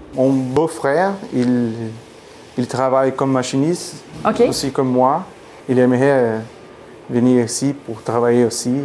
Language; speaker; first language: French; non-native, learner; Portuguese